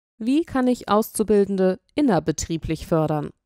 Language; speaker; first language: German; native; German